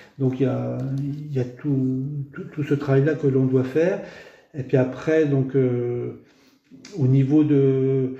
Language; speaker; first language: French; native; French